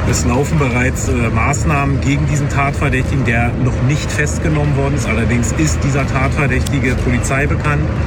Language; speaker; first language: German; native; German